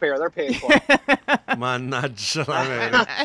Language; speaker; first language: English; native; English